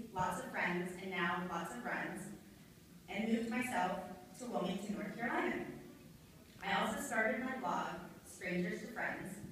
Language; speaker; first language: English; native; English